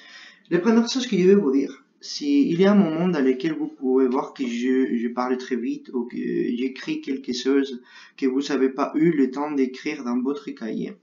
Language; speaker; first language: French; non-native, fluent; Spanish